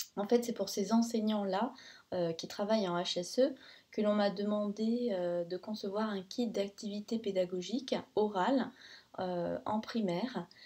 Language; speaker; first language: French; native; French